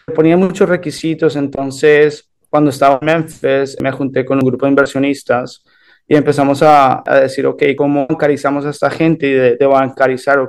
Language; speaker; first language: Spanish; early bilingual, heritage; Spanish